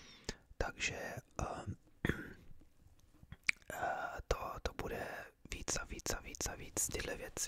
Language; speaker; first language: Czech; early bilingual, heritage; English